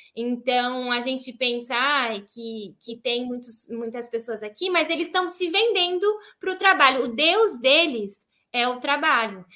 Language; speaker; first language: Portuguese; native; Portuguese